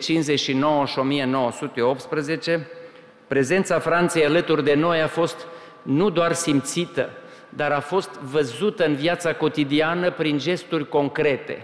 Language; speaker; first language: Romanian; native; Romanian